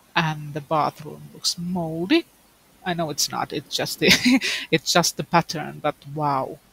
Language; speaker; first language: English; non-native, fluent; Finnish